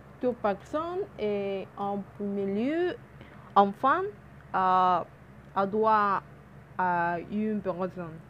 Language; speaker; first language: French; non-native, learner; Spanish